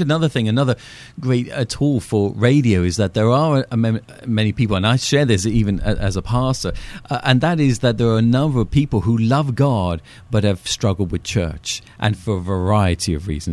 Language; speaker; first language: English; native; English